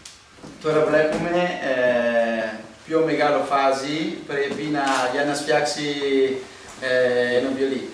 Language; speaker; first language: Greek; non-native, learner; Italian